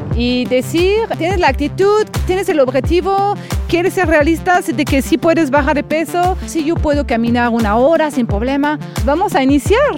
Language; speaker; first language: Spanish; non-native, fluent; French